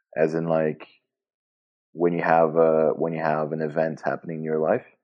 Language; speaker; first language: English; non-native, fluent; Portuguese